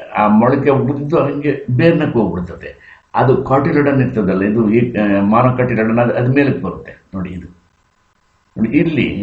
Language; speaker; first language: Kannada; native; Kannada